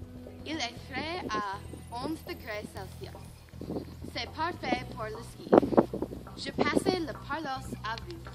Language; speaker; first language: French; non-native, learner; English